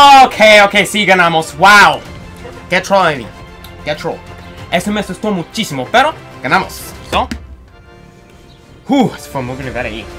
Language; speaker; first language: Spanish; early bilingual, heritage; Spanish